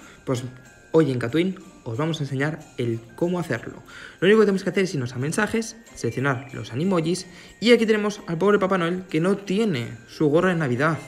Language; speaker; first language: Spanish; native; Spanish